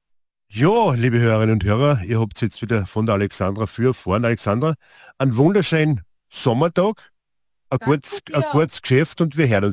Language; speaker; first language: German; native; German